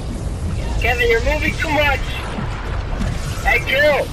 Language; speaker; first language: English; native; English